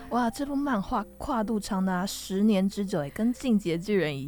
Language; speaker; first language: Chinese; native; Chinese